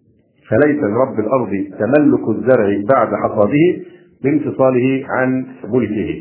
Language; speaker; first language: Arabic; native; Arabic